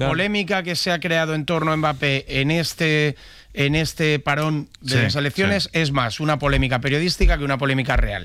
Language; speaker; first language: Spanish; native; Spanish